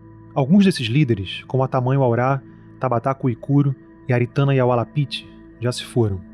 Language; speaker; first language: Portuguese; native; Portuguese